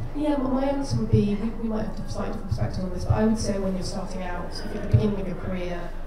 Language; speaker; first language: English; native; English